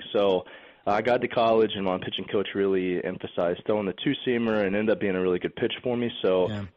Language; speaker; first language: English; native; English